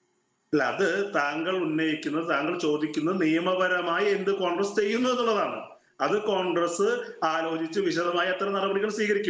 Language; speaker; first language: Malayalam; native; Malayalam